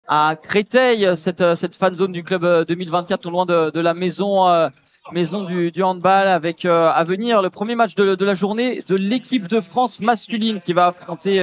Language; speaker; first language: French; native; French